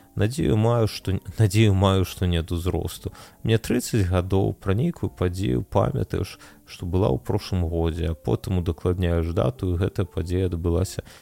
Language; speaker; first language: Belarusian; non-native, local second language; Russian